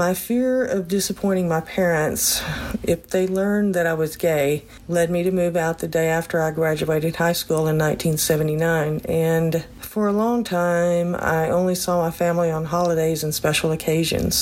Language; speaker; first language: English; native; English